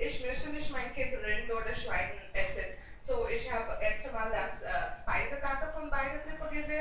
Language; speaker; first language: German; non-native, learner; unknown